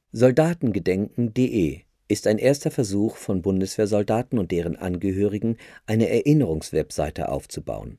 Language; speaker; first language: German; native; German